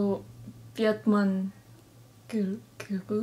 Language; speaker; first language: German; non-native, learner; Japanese